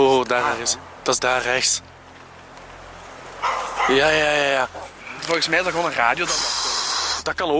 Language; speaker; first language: Dutch; native; Dutch